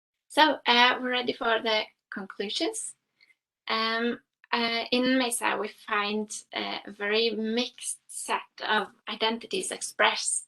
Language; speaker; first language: English; non-native, fluent; Norwegian